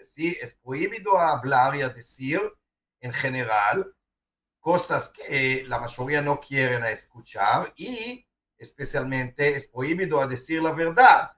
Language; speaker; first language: Spanish; non-native, fluent; Hebrew